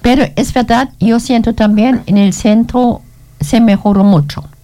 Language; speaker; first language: Spanish; non-native, learner; German